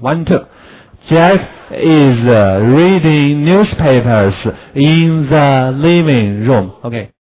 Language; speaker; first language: English; non-native, fluent; Chinese